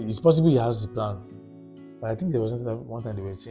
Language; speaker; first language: English; non-native, local second language; Yoruba